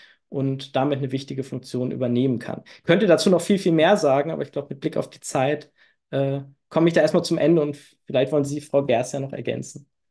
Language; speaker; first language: German; native; German